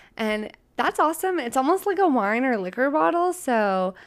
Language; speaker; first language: English; native; English